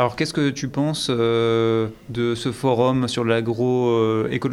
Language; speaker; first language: French; native; French